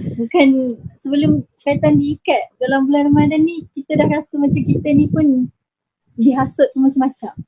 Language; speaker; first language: Malay; native; Malay